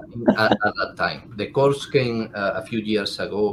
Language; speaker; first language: English; non-native, fluent; Spanish